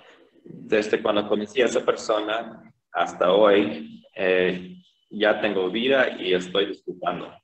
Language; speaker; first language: Spanish; non-native, fluent; Korean